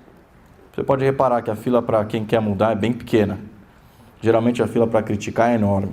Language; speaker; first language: Portuguese; native; Portuguese